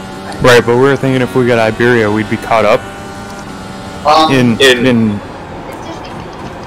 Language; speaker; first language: English; native; English